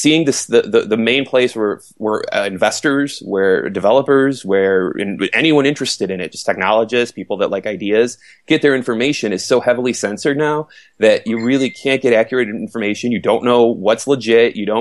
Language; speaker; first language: English; native; English